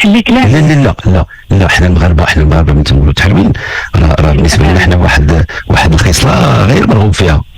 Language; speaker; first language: Arabic; native; Arabic